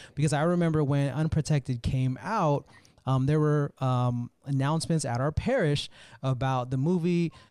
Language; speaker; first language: English; native; English